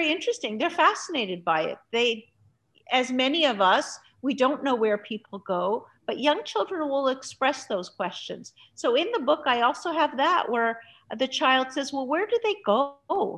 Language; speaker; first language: English; native; English